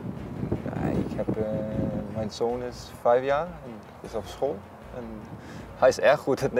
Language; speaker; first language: Dutch; non-native, learner; Danish